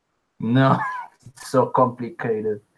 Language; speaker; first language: English; non-native, learner; Spanish